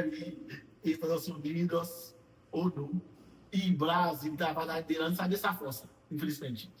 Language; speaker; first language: Portuguese; non-native, fluent; Haitian Creole